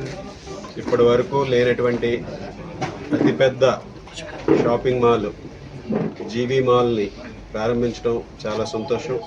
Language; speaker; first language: Telugu; native; Telugu